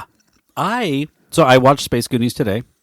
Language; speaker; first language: English; native; English